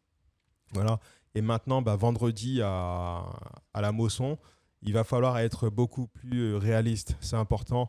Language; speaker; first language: French; native; French